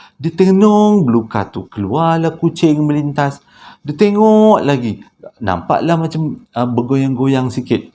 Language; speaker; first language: Malay; native; Malay